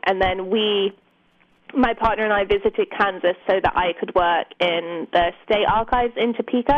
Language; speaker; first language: English; native; English